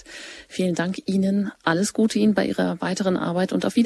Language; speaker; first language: German; native; German